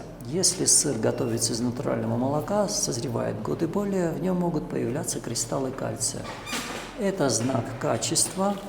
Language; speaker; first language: Russian; native; Russian